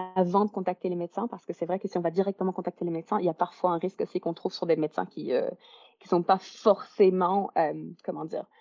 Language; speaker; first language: French; native; French